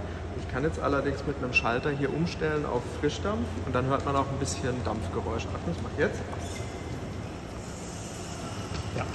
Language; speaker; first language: German; native; German